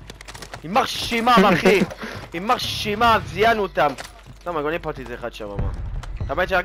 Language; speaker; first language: Hebrew; native; Hebrew